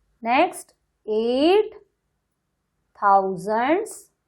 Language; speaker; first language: English; non-native, local second language; Hindi